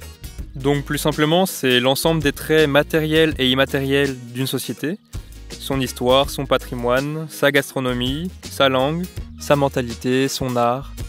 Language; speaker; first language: French; native; French